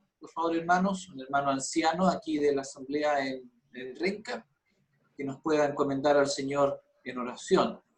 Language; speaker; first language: Spanish; native; Spanish